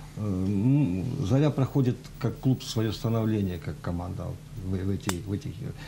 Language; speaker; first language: Russian; native; Russian